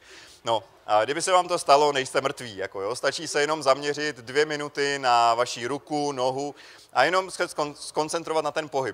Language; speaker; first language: Czech; native; Czech